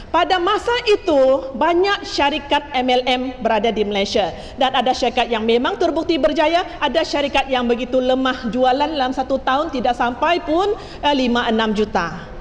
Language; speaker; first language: Malay; non-native, local second language; Chinese